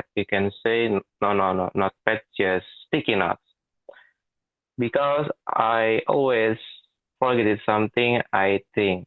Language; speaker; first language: English; non-native, learner; Indonesian